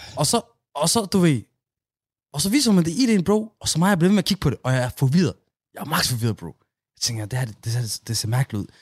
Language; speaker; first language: Danish; early bilingual, other home language; Somali